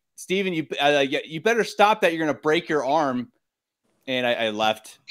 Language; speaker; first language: English; native; English